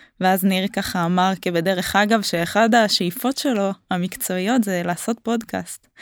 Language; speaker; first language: Hebrew; native; Hebrew